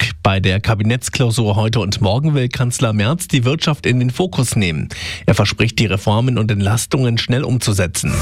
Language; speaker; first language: German; native; German